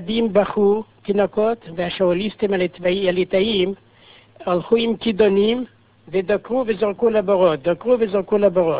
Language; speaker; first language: Hebrew; non-native, fluent; Yiddish